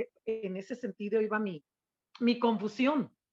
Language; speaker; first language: Spanish; native; Spanish